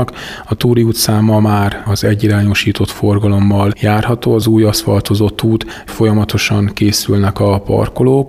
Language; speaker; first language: Hungarian; native; Hungarian